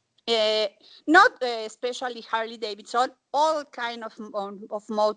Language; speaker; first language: English; non-native, learner; Spanish